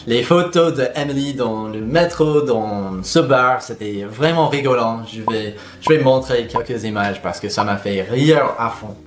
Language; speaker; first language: French; non-native, fluent; English